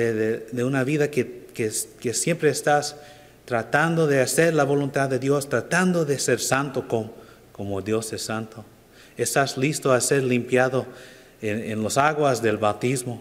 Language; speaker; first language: Spanish; non-native, fluent; English